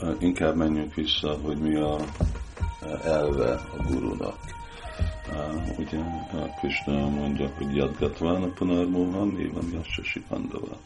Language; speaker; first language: Hungarian; early bilingual, heritage; Hungarian